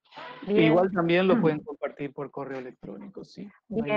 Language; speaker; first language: Spanish; native; Spanish